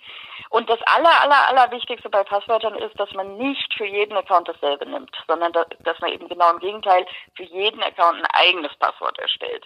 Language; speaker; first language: German; native; German